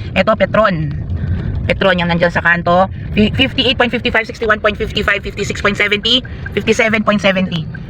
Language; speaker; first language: Filipino; native; Filipino